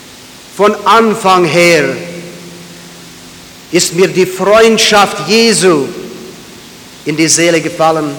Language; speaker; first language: German; early bilingual, heritage; German